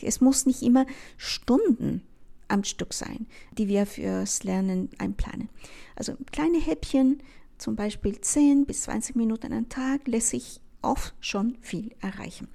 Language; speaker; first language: German; non-native, fluent; Spanish